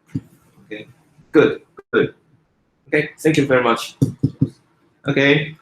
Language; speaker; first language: English; non-native, fluent; Chinese